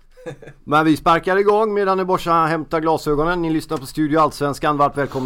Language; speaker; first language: Swedish; native; Swedish